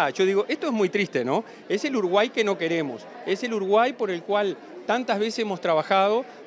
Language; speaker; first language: Spanish; native; Spanish